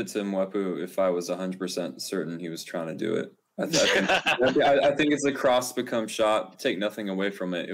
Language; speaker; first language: English; native; English